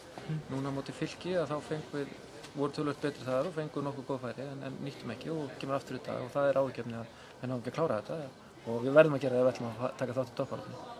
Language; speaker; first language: Icelandic; native; Icelandic